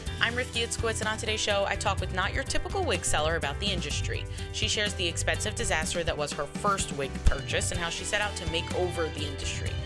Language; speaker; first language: English; native; English